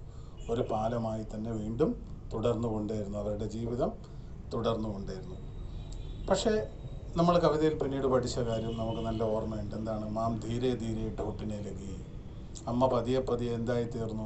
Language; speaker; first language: Malayalam; native; Malayalam